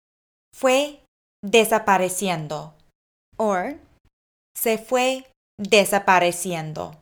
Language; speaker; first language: Spanish; non-native, fluent; English